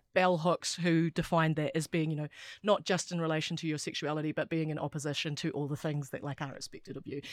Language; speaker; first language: English; native; English